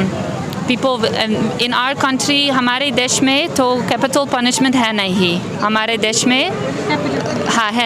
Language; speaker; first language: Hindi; non-native, learner; Dutch